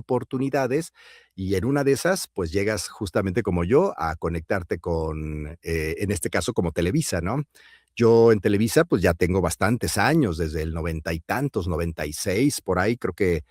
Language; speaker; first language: Spanish; native; Spanish